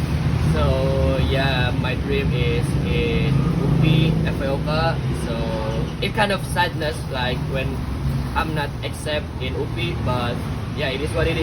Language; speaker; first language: English; non-native, learner; Indonesian